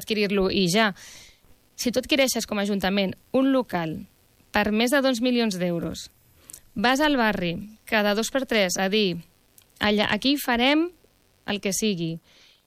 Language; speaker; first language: Catalan; native; Catalan